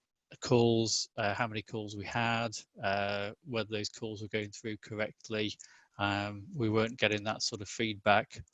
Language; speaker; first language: English; native; English